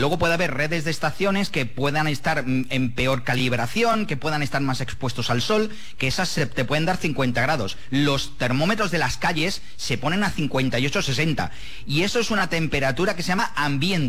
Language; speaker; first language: Spanish; native; Spanish